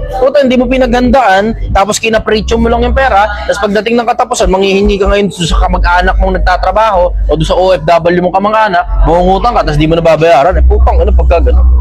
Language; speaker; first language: Filipino; native; Filipino